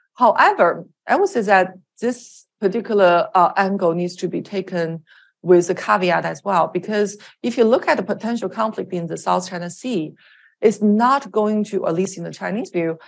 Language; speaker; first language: English; non-native, fluent; Chinese